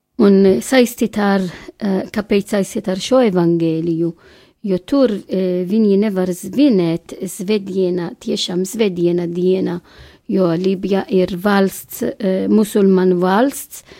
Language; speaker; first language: Latvian; non-native, fluent; Maltese